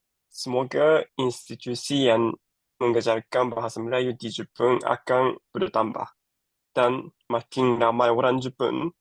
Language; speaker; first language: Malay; non-native, learner; Japanese